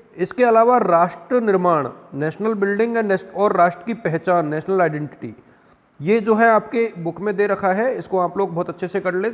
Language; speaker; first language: Hindi; native; Hindi